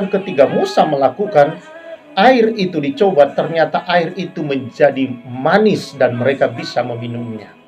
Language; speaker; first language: Indonesian; native; Indonesian